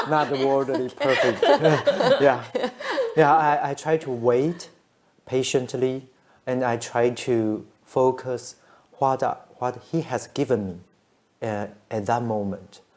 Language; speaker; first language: English; non-native, fluent; Chinese